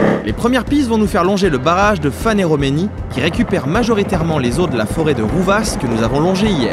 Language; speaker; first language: French; native; French